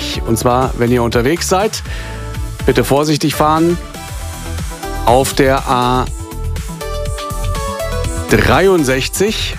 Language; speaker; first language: German; native; German